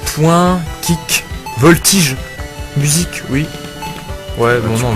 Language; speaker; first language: French; native; French